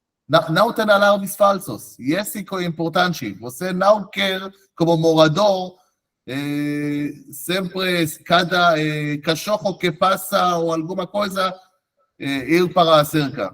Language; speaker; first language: Portuguese; non-native, fluent; Hebrew